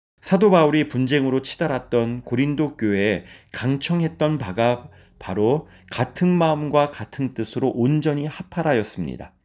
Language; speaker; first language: Korean; native; Korean